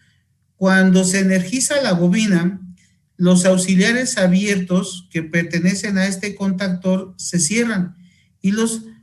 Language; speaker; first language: Spanish; native; Spanish